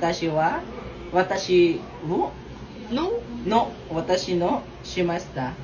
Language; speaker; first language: Japanese; non-native, learner; Filipino